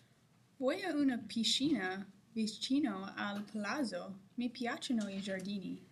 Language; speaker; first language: Italian; non-native, learner; English